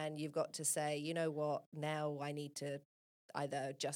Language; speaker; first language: English; native; English